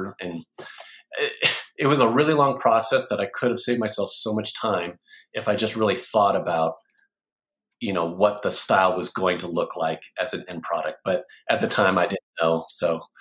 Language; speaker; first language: English; native; English